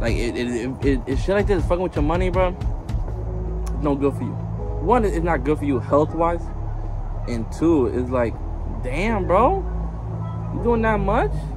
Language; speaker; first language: English; early bilingual, other home language; Spanish